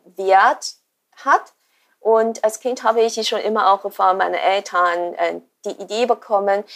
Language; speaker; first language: German; non-native, fluent; Chinese